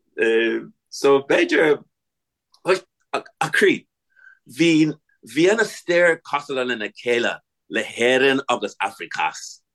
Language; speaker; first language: Irish; non-native, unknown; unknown